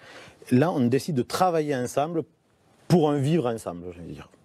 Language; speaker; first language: French; native; French